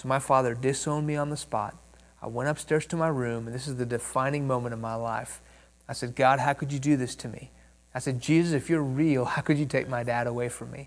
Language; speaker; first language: English; early bilingual, other home language; Persian